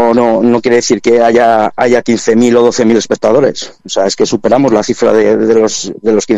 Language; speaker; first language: Spanish; native; Spanish